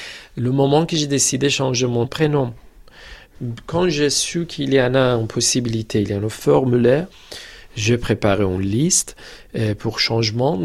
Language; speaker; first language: French; non-native, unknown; Persian